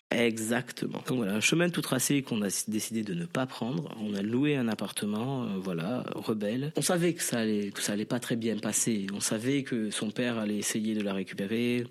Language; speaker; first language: French; non-native, local second language; Morisyen